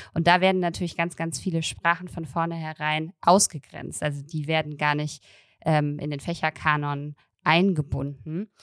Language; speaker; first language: German; native; German